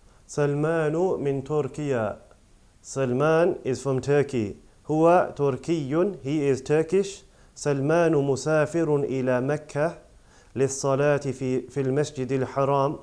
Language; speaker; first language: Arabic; non-native, fluent; English